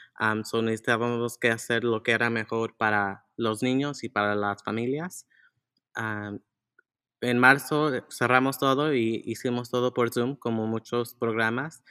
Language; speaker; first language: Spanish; early bilingual, heritage; Spanish